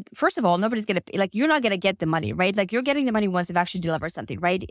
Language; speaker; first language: English; non-native, fluent; Finnish